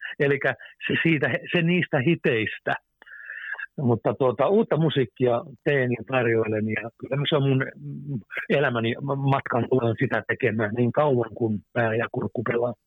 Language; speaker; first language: Finnish; native; Finnish